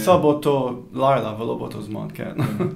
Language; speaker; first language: Hebrew; early bilingual, heritage; Hebrew